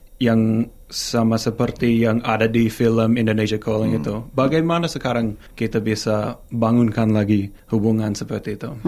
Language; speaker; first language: Indonesian; non-native, fluent; English